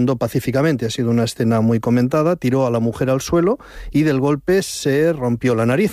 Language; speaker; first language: Spanish; native; Spanish